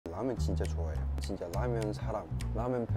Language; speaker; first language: Korean; non-native, fluent; Cantonese